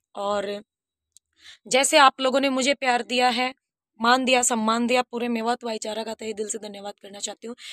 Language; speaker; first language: Hindi; native; Hindi